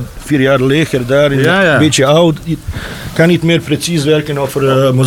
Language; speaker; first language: Dutch; non-native, learner; Bosnian